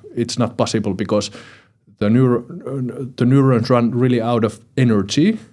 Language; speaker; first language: English; non-native, fluent; Finnish